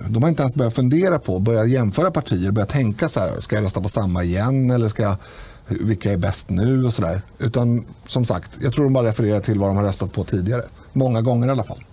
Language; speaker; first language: Swedish; native; Swedish